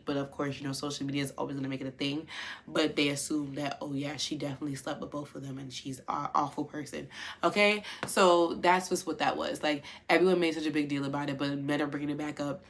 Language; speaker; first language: English; native; English